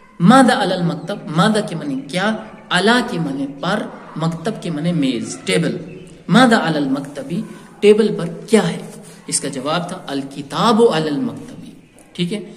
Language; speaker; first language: Urdu; native; Urdu